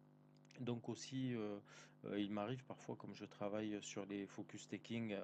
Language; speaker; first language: French; native; French